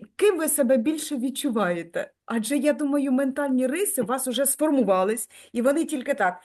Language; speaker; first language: Ukrainian; native; Ukrainian